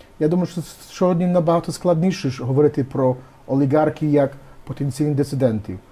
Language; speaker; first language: Ukrainian; early bilingual, heritage; Ukrainian